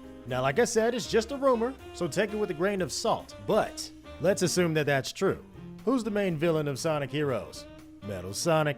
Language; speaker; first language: English; native; English